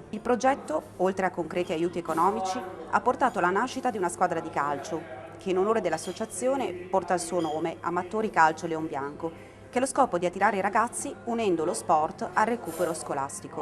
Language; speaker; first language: Italian; native; Italian